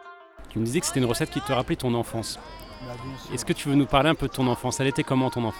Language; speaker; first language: French; native; French